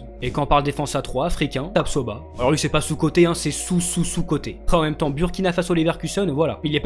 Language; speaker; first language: French; native; French